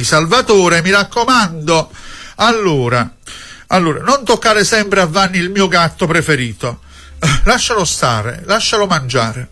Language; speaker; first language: Italian; native; Italian